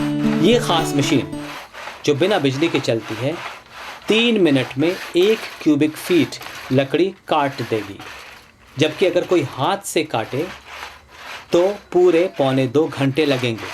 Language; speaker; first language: Hindi; native; Hindi